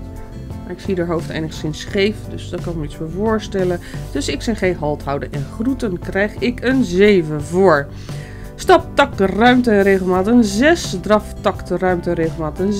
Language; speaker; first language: Dutch; native; Dutch